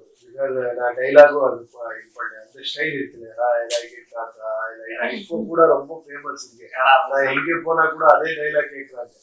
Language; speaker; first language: Tamil; non-native, learner; Kannada